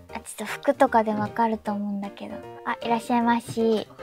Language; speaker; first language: Japanese; native; Japanese